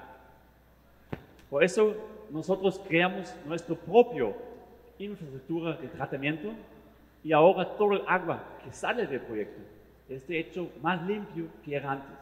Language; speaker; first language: Spanish; non-native, fluent; German